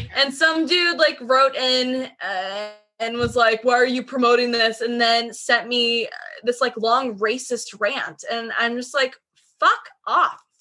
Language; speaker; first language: English; native; English